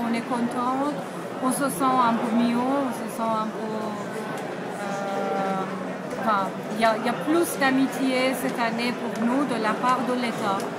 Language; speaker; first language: French; non-native, fluent; Persian